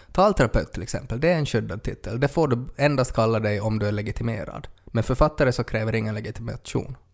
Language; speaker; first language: Swedish; native; Swedish